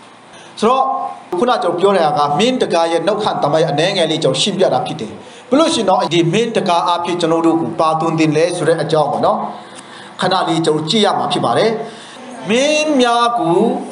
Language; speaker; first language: Burmese; non-native, local second language; Hakha Chin